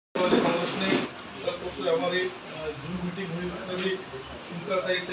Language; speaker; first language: Hindi; non-native, local second language; Marathi